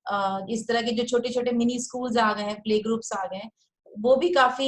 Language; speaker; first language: Hindi; native; Hindi